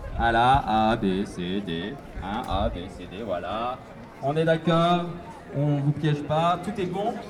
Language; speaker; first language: French; native; French